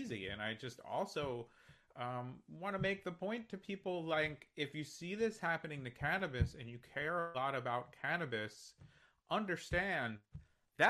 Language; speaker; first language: English; native; English